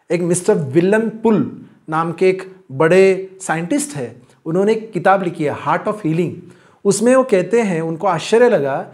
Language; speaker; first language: Hindi; non-native, local second language; Marathi